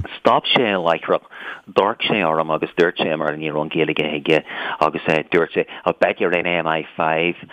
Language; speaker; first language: Irish; non-native, local second language; English